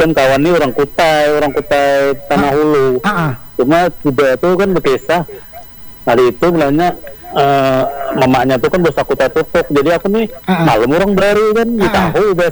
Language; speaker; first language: Indonesian; non-native, local second language; Banjar